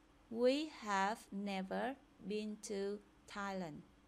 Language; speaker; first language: English; non-native, fluent; Vietnamese